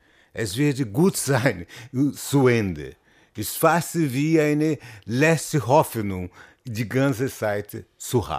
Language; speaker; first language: German; non-native, learner; Portuguese